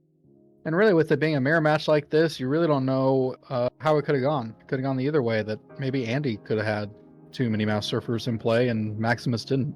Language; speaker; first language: English; native; English